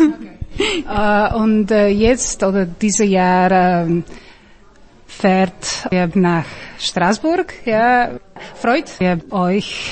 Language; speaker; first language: German; non-native, learner; Slovak